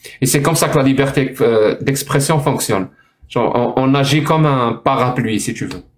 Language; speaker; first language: French; non-native, local second language; Arabic